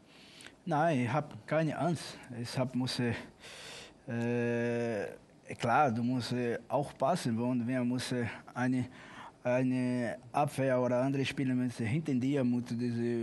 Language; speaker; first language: German; non-native, learner; Portuguese